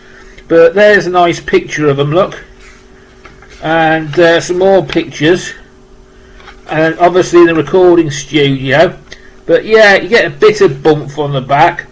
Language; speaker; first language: English; native; English